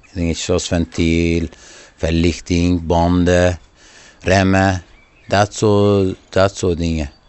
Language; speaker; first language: Dutch; non-native, fluent; Persian